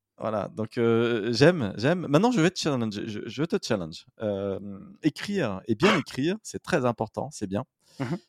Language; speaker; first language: French; native; French